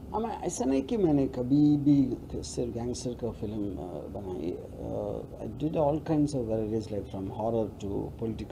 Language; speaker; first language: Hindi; non-native, local second language; Telugu